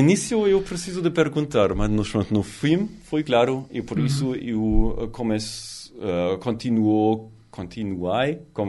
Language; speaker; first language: Portuguese; non-native, learner; German